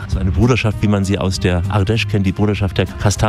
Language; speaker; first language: German; native; German